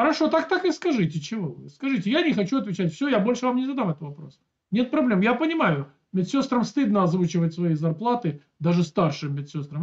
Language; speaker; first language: Russian; native; Russian